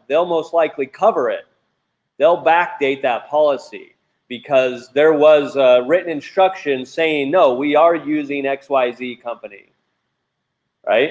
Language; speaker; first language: English; native; English